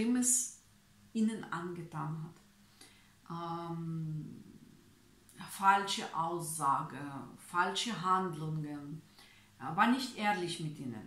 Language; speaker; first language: German; non-native, fluent; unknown